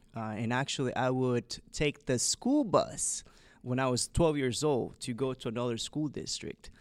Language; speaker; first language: English; early bilingual, other home language; Chinese